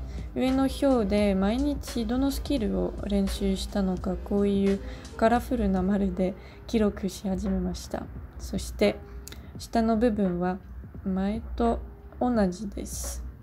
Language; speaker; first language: Japanese; non-native, learner; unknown